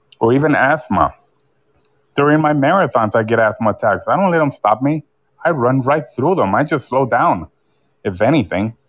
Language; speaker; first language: English; early bilingual, other home language; Spanish